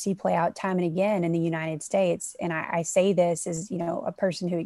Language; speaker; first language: English; native; English